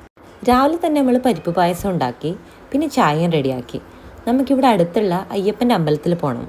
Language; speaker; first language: Malayalam; native; Malayalam